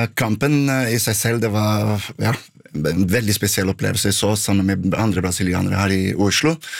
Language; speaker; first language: Norwegian; non-native, fluent; Portuguese